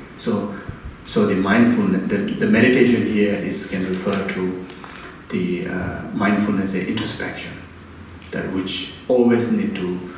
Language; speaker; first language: English; non-native, fluent; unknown